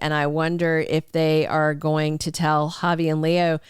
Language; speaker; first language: English; native; English